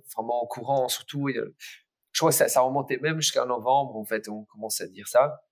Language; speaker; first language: French; early bilingual, other home language; English